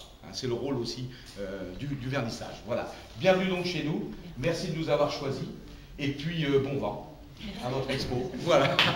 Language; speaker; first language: French; native; French